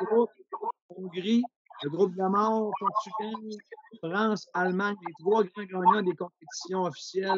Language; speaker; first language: French; native; French